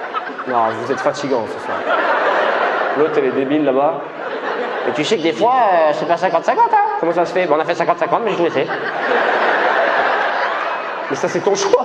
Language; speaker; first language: French; native; French